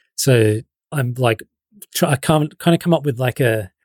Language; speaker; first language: English; native; English